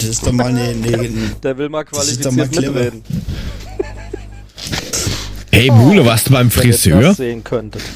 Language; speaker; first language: German; native; German